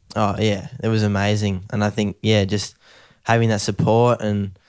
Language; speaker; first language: English; native; English